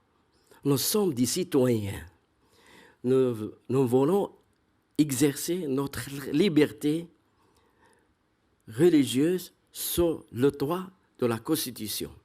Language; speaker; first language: French; non-native, fluent; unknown